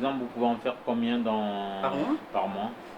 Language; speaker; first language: French; non-native, local second language; Bambara